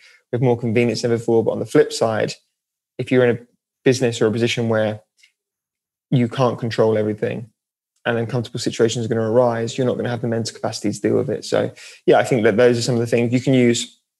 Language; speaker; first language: English; native; English